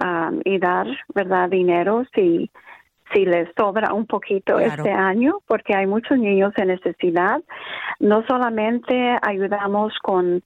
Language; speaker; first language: Spanish; early bilingual, other home language; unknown